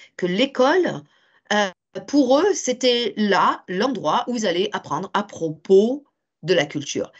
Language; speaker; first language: French; native; French